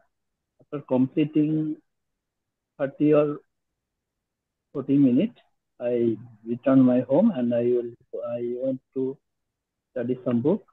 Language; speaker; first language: English; non-native, learner; Bangla